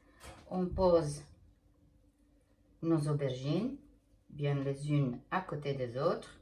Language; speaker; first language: French; non-native, fluent; Italian